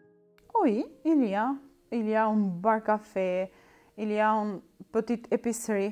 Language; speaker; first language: French; non-native, learner; Albanian